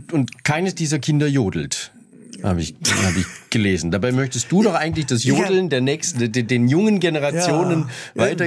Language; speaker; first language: German; native; German